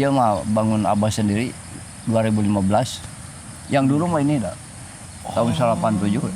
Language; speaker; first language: Indonesian; non-native, local second language; Sundanese